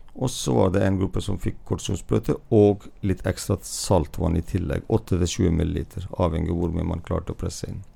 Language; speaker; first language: Norwegian; non-native, fluent; Hindi